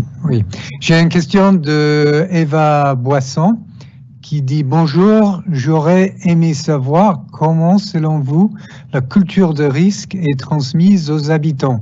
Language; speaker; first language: French; non-native, fluent; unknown